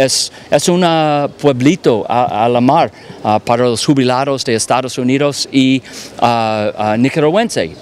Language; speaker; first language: Spanish; non-native, learner; English